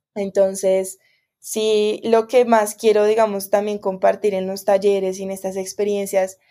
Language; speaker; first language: Spanish; native; Spanish